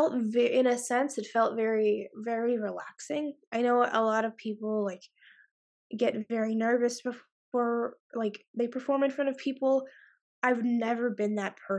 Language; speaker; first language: English; native; English